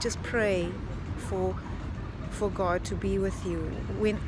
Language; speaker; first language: English; native; English